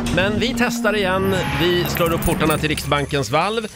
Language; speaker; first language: Swedish; native; Swedish